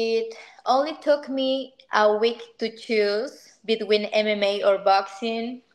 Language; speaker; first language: English; non-native, learner; Spanish